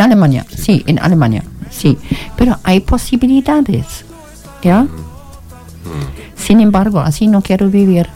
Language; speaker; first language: Spanish; non-native, learner; German